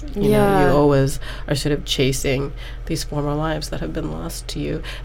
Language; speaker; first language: English; native; English